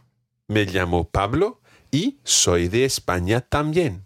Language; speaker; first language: Spanish; non-native, fluent; English